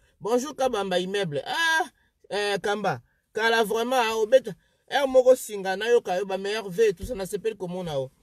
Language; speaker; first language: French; non-native, local second language; Lingala